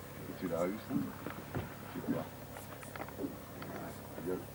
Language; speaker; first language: French; native; French